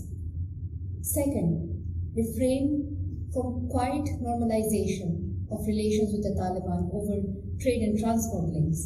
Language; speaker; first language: English; non-native, local second language; Pashto